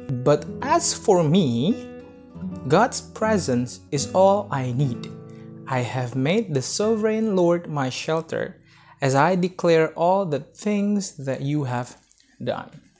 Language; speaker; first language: English; non-native, fluent; Indonesian